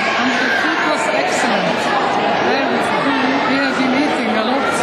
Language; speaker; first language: English; non-native, fluent; Norwegian